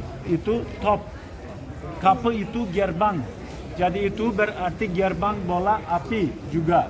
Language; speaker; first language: Indonesian; non-native, fluent; Turkish